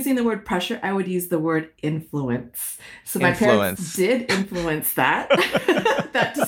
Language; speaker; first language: English; early bilingual, other home language; Min Nan Chinese